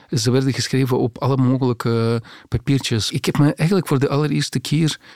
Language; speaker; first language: Dutch; non-native, fluent; Russian